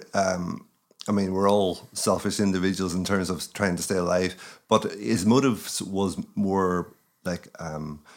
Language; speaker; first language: English; native; English